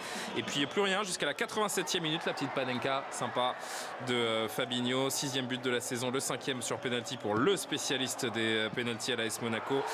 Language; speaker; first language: French; native; French